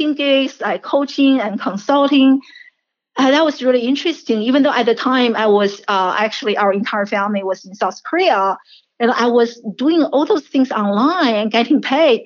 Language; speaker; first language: English; non-native, fluent; Chinese